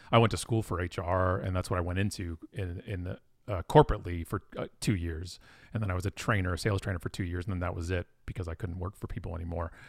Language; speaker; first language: English; native; English